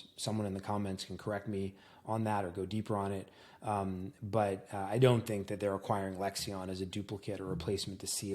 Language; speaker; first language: English; native; English